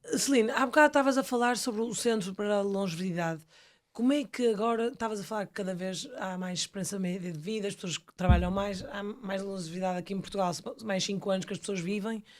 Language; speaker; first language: Portuguese; native; Portuguese